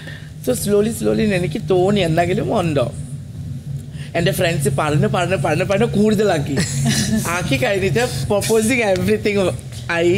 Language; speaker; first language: Malayalam; non-native, fluent; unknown